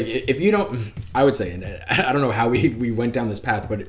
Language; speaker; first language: English; native; English